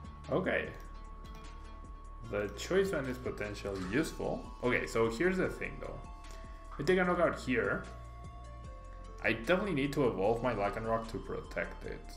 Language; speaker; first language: English; non-native, fluent; Spanish